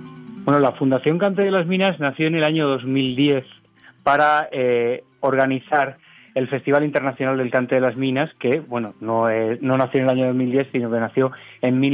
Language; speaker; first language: Spanish; native; Spanish